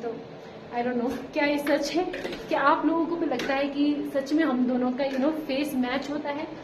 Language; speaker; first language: Hindi; non-native, local second language; Nepali